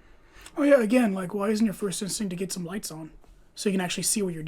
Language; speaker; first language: English; native; English